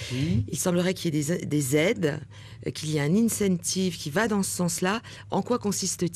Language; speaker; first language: French; native; French